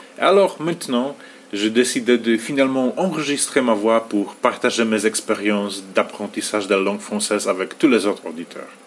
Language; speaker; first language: French; non-native, fluent; Polish